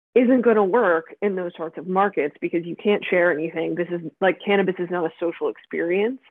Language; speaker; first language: English; native; English